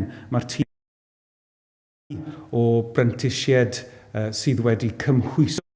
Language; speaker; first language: Welsh; native; Welsh